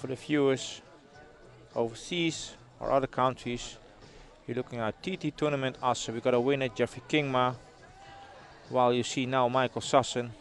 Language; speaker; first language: English; non-native, fluent; Dutch